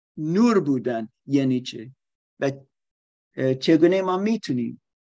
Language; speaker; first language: Persian; non-native, learner; German